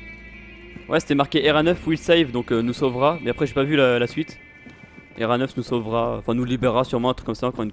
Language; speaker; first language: French; native; French